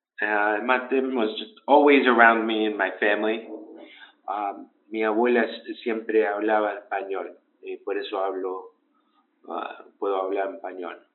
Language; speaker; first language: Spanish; early bilingual, heritage; English